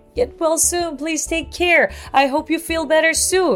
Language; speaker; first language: English; non-native, fluent; Japanese